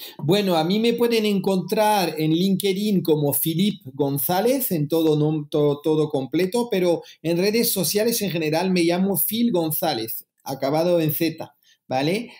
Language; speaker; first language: Spanish; early bilingual, heritage; French